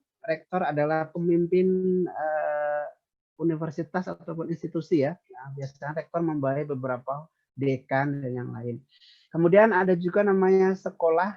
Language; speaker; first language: Indonesian; native; Indonesian